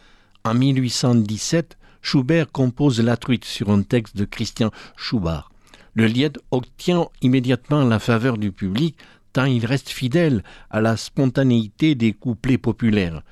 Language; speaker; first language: French; native; French